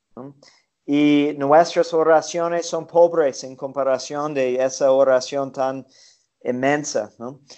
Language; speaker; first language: Spanish; non-native, fluent; English